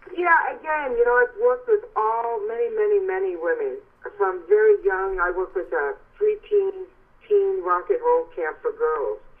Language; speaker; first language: English; native; English